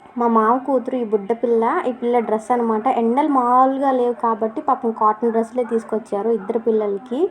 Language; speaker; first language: Telugu; non-native, local second language; Urdu